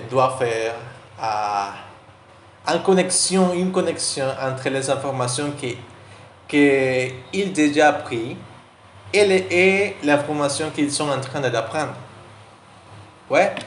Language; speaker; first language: French; non-native, learner; Spanish